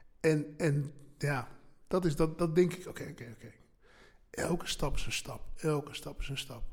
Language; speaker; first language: Dutch; native; Dutch